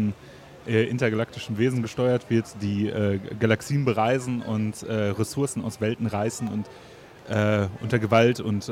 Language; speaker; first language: German; native; German